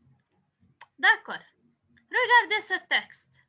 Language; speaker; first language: French; non-native, local second language; Arabic